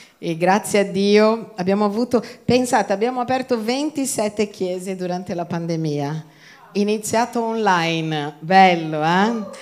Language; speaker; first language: Italian; non-native, fluent; Portuguese